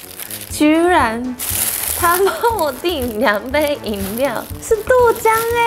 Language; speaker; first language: Chinese; non-native, fluent; Japanese